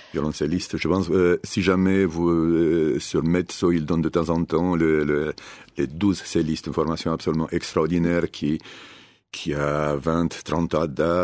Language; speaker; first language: French; non-native, fluent; Romanian